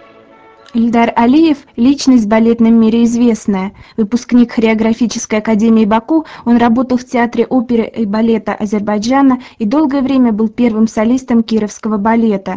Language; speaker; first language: Russian; native; Russian